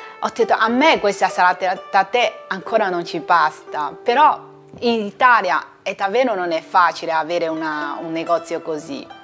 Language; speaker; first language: Italian; non-native, learner; Chinese